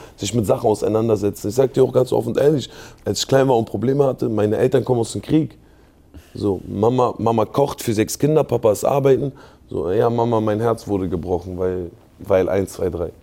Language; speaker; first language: German; native; German